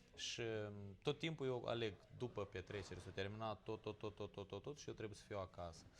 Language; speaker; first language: Romanian; native; Romanian